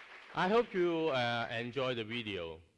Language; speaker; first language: English; non-native, learner; Cantonese